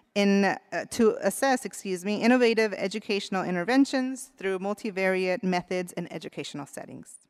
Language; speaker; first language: English; early bilingual, other home language; Spanish